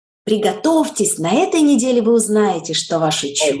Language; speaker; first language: Russian; native; Russian